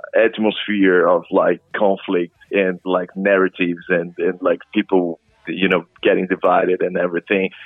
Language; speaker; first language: English; non-native, fluent; Portuguese